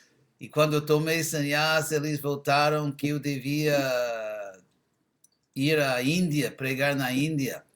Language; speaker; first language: Portuguese; non-native, fluent; English